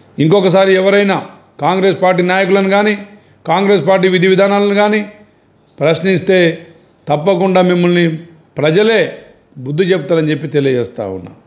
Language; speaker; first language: Telugu; non-native, local second language; Lambadi